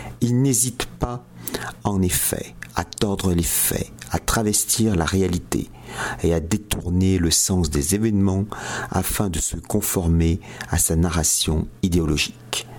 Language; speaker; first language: French; native; French